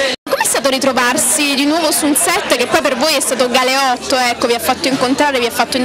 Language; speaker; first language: Italian; native; Italian